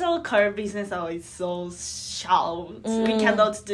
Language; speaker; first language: English; non-native, learner; Japanese